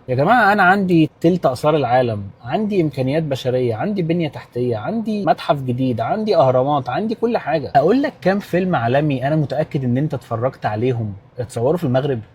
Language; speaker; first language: Arabic; native; Arabic